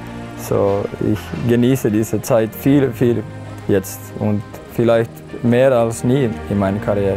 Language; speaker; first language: German; non-native, fluent; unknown